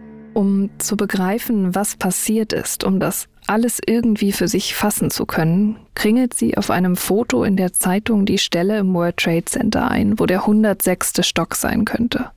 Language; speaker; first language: German; native; German